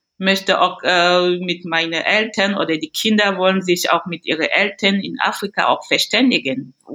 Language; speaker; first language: German; non-native, fluent; French